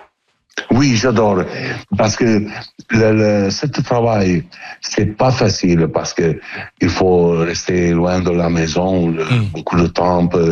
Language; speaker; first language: French; non-native, fluent; Italian